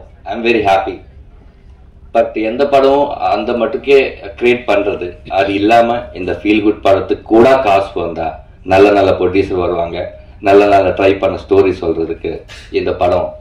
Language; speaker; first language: Tamil; non-native, learner; Telugu